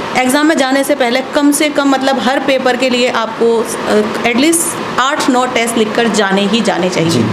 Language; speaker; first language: Hindi; native; Hindi